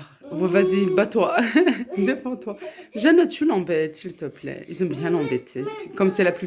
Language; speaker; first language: French; native; French